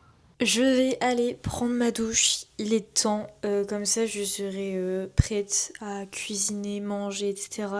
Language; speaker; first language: French; native; French